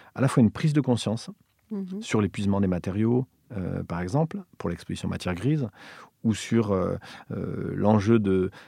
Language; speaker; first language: French; native; French